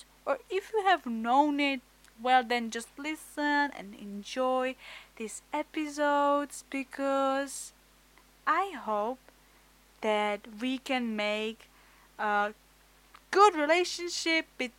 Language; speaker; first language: English; non-native, fluent; Czech